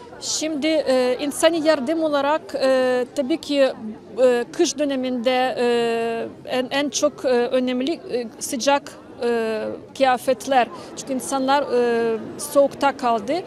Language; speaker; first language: Turkish; non-native, learner; Ukrainian